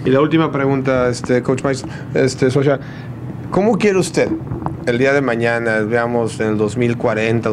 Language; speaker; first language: Spanish; native; Spanish